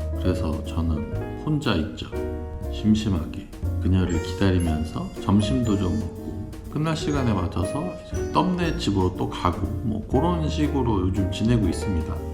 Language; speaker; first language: Korean; native; Korean